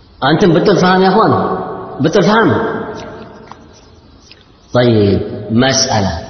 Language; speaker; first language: Indonesian; non-native, learner; Arabic